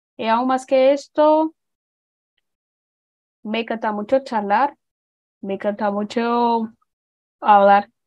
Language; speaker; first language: Spanish; non-native, learner; Portuguese